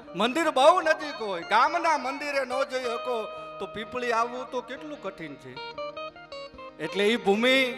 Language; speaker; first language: Gujarati; native; Gujarati